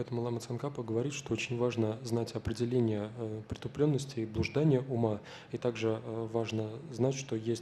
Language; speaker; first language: Russian; native; Russian